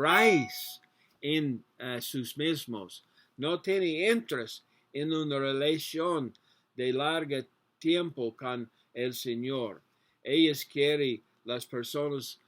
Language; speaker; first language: Spanish; non-native, learner; English